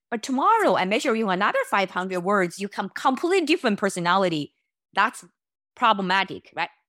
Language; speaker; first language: English; non-native, fluent; Chinese